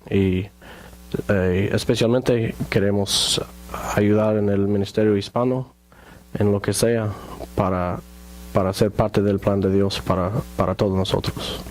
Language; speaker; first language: Spanish; non-native, fluent; English